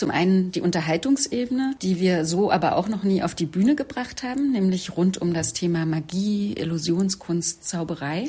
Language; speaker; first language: German; native; German